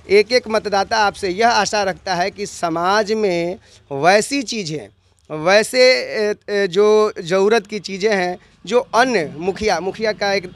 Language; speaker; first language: Hindi; native; Hindi